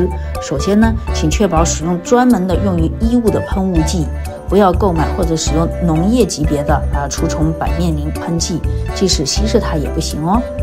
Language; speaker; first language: Chinese; native; Chinese